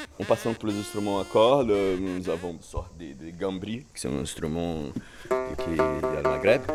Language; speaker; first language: French; non-native, fluent; Portuguese